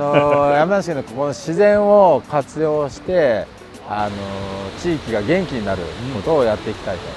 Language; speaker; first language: Japanese; native; Japanese